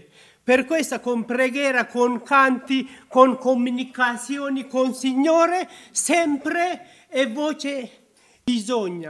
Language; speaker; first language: Italian; non-native, learner; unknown